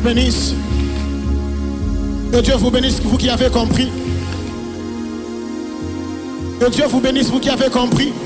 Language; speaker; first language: French; non-native, local second language; Lingala